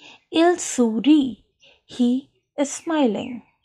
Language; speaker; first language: English; non-native, local second language; Hindi